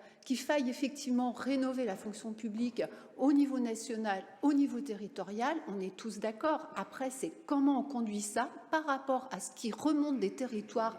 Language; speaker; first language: French; native; French